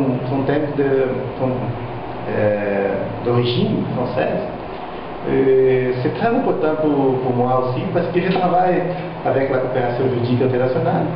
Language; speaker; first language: French; non-native, fluent; Portuguese